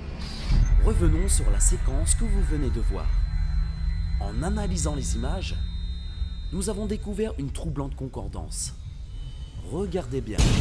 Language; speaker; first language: French; native; French